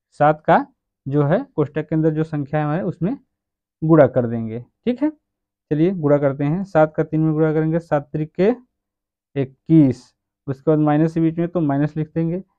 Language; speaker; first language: Hindi; native; Hindi